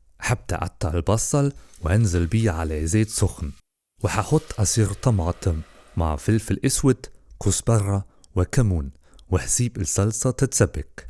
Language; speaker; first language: Egyptian Arabic; non-native, learner; German